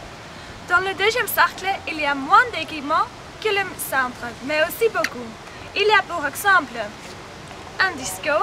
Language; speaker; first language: French; non-native, learner; Dutch